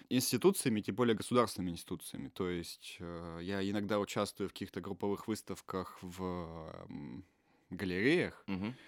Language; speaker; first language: Russian; native; Russian